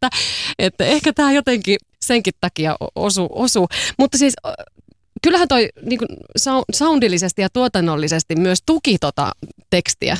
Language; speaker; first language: Finnish; native; Finnish